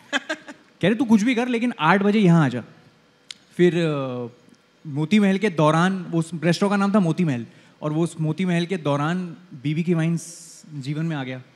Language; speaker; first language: Hindi; native; Hindi